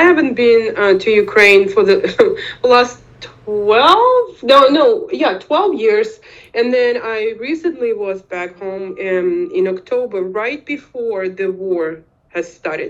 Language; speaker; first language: English; non-native, fluent; Ukrainian